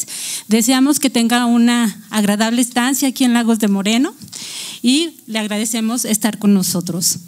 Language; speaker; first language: Spanish; native; Spanish